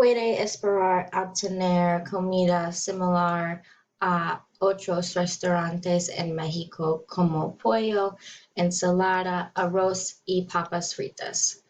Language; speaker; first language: Spanish; non-native, learner; English